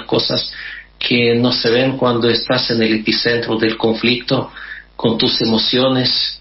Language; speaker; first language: Spanish; non-native, fluent; Russian